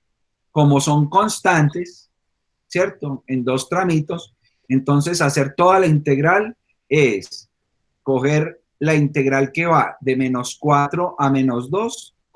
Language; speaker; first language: Spanish; native; Spanish